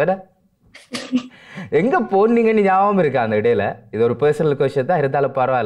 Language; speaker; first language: Tamil; native; Tamil